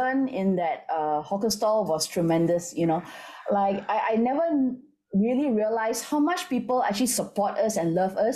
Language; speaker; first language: English; non-native, local second language; Min Nan Chinese